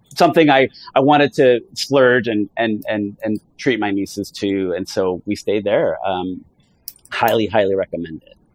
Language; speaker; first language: English; early bilingual, other home language; Italian